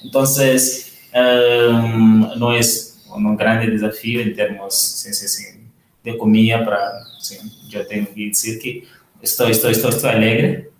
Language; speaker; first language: Spanish; non-native, learner; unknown